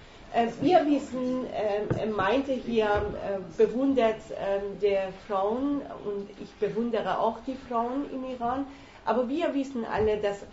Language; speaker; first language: German; non-native, learner; Persian